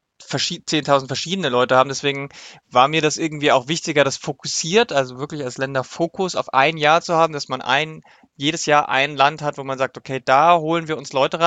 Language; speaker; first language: German; native; German